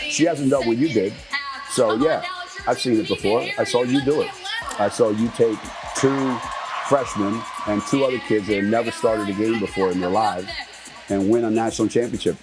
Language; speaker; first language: English; native; English